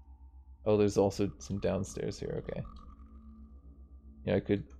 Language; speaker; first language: English; native; English